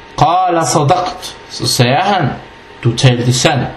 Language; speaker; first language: Danish; non-native, fluent; Arabic